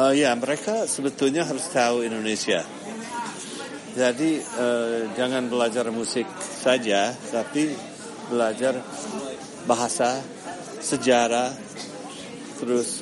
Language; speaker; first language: Indonesian; non-native, fluent; English